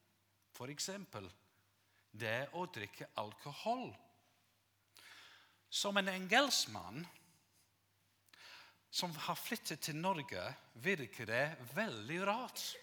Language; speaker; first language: Norwegian; non-native, fluent; English